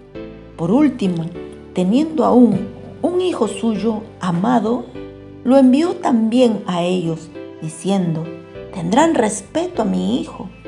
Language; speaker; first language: Spanish; native; Spanish